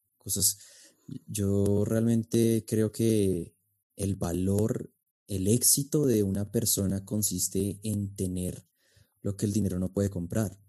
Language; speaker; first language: Spanish; native; Spanish